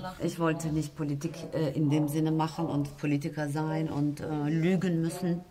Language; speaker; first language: German; non-native, fluent; Turkish